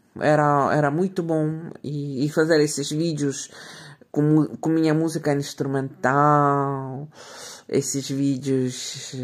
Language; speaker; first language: Portuguese; non-native, fluent; Ukrainian